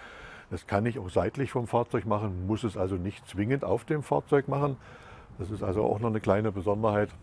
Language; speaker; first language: German; native; German